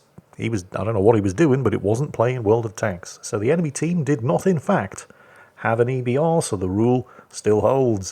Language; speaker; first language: English; native; English